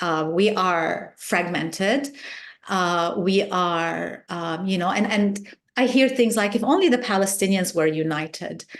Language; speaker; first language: English; non-native, fluent; Arabic